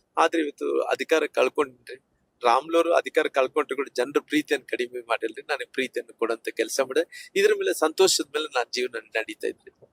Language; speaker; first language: Kannada; native; Kannada